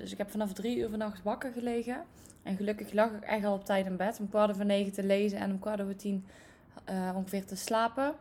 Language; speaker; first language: Dutch; native; Dutch